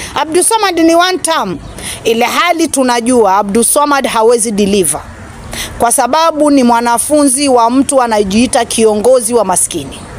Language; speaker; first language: Swahili; native; Swahili